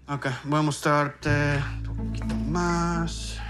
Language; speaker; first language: Spanish; non-native, learner; English